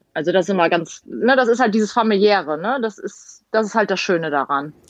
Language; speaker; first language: German; native; German